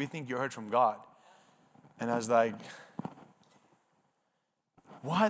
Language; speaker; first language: English; non-native, local second language; Afrikaans